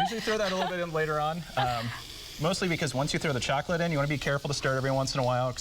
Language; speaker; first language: English; native; English